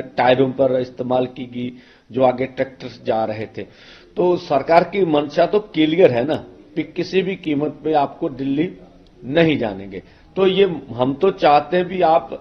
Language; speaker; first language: Hindi; non-native, local second language; Punjabi